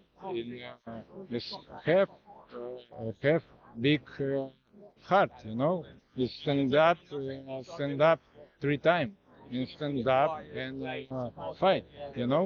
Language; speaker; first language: English; non-native, learner; Ukrainian